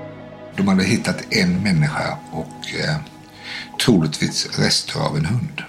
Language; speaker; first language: Swedish; native; Swedish